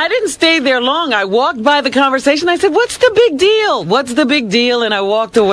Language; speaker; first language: English; native; English